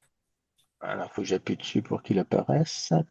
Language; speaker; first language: French; native; French